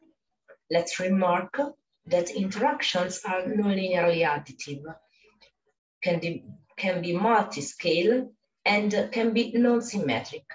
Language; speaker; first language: English; non-native, fluent; Italian